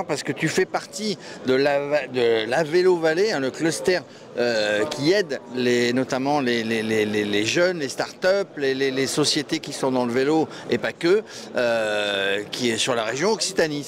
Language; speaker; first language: French; native; French